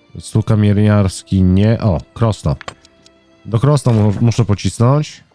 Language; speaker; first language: Polish; native; Polish